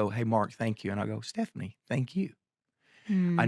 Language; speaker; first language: English; native; English